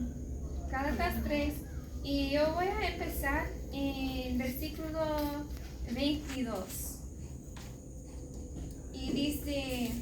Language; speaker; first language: Spanish; non-native, learner; English